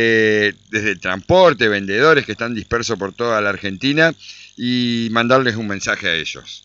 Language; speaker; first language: Spanish; native; Spanish